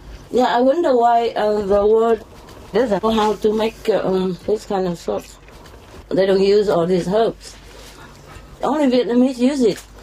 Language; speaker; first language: English; non-native, fluent; Vietnamese